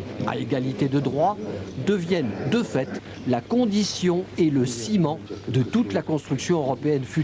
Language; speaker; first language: French; native; French